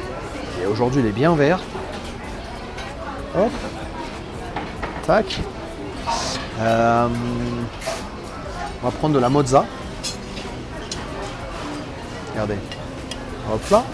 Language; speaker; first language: French; native; French